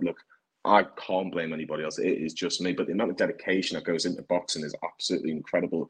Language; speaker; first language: English; native; English